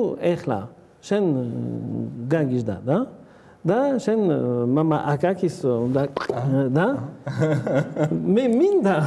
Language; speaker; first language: Georgian; non-native, learner; French